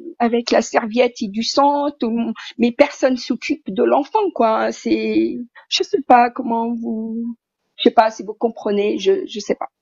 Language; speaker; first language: French; early bilingual, other home language; Riffian